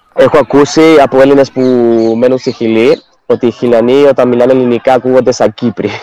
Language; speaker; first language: Greek; non-native, fluent; Spanish